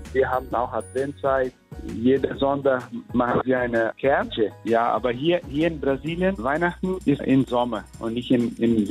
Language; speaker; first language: German; early bilingual, heritage; German